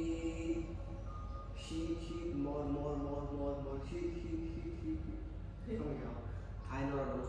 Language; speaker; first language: Vietnamese; non-native, learner; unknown